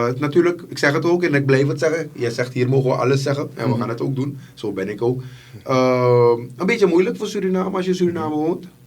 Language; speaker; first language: Dutch; native; Dutch